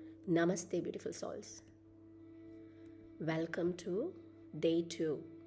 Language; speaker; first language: English; non-native, local second language; Malayalam